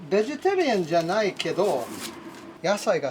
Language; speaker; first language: Japanese; non-native, learner; English